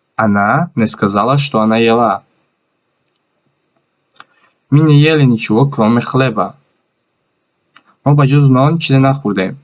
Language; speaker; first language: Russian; non-native, fluent; Tajik